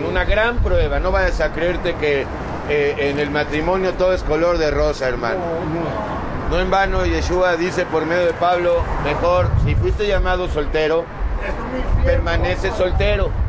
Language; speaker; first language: Spanish; native; Spanish